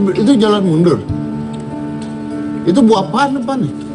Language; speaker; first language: Indonesian; native; Indonesian